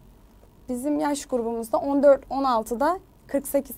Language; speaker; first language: Turkish; native; Turkish